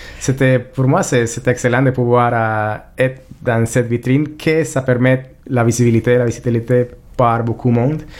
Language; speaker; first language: French; non-native, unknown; Spanish